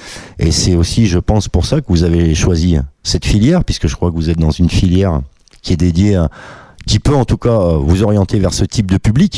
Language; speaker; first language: French; native; French